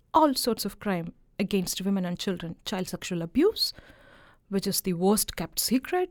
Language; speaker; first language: English; non-native, local second language; Malayalam